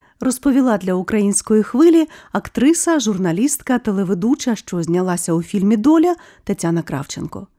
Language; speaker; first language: Ukrainian; native; Ukrainian